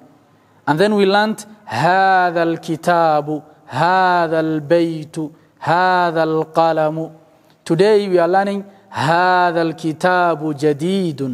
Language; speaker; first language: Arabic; non-native, fluent; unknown